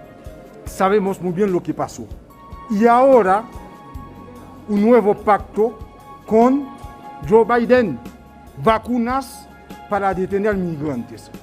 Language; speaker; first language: Spanish; non-native, fluent; Haitian Creole